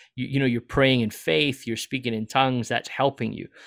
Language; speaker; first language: English; native; English